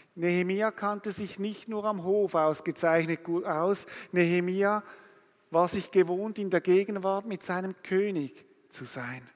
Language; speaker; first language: German; native; German